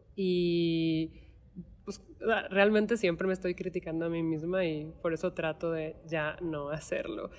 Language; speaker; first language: Spanish; native; Spanish